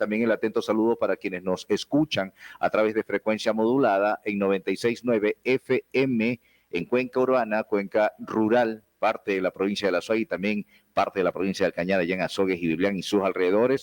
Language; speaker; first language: Spanish; native; Spanish